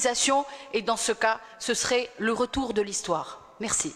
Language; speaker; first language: French; non-native, local second language; Arabic